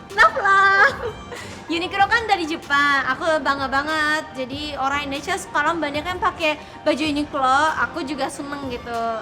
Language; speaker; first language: Indonesian; non-native, fluent; Japanese